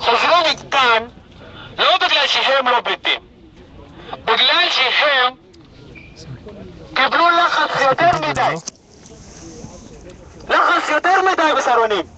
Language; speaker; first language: Hebrew; non-native, fluent; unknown